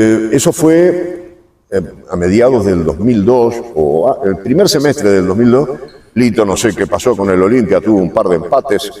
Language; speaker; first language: Spanish; native; Spanish